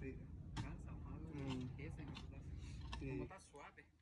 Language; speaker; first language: Spanish; native; Spanish